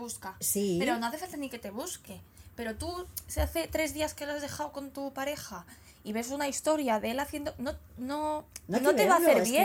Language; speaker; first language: Spanish; native; Spanish